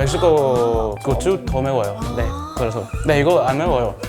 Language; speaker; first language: Korean; non-native, learner; Spanish